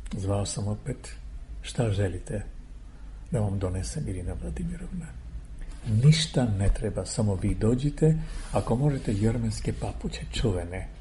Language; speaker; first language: Serbian; non-native, fluent; Armenian